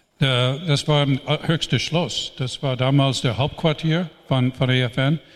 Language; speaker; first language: German; non-native, fluent; English